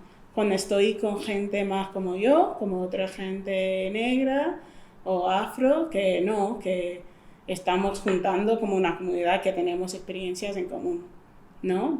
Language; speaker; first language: Spanish; non-native, fluent; English